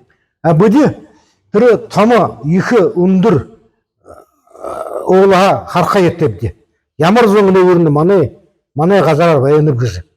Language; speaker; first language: Mongolian; non-native, learner; Buriat